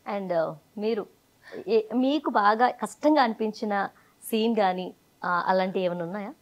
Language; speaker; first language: Telugu; native; Telugu